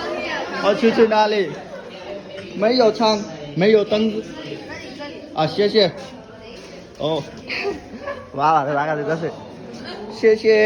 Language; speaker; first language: Chinese; non-native, learner; Bangla